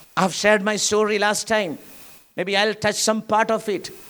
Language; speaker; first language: English; non-native, local second language; Malayalam